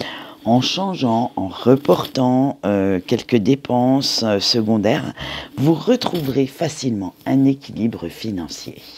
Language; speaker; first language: French; native; French